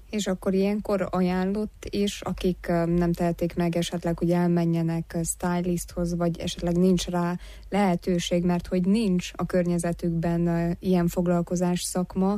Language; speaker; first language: Hungarian; native; Hungarian